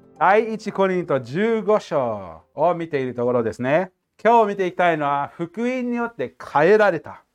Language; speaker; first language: Japanese; non-native, fluent; English